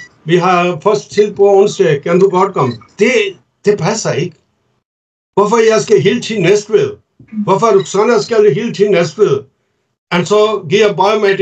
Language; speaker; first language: Danish; non-native, fluent; Urdu